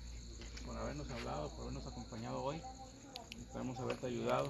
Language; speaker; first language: Spanish; native; Spanish